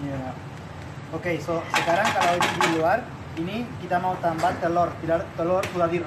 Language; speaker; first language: Indonesian; non-native, learner; Spanish